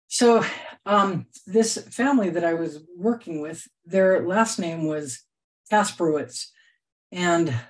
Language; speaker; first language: English; native; English